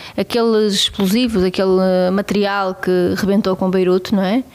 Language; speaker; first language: Portuguese; native; Portuguese